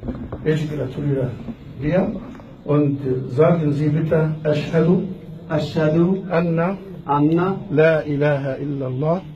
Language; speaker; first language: German; non-native, learner; Arabic